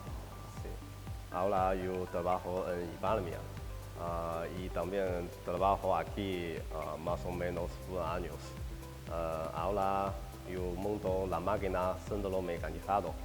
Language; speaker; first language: Spanish; non-native, learner; Chinese